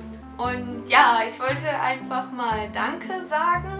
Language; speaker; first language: German; native; German